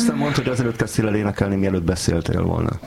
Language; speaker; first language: Hungarian; native; Hungarian